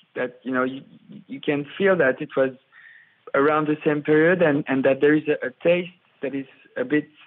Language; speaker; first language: English; non-native, fluent; French